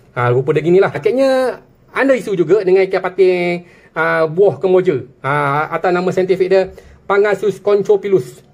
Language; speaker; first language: Malay; native; Malay